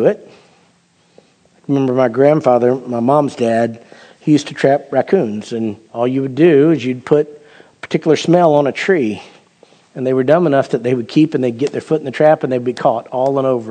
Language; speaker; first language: English; native; English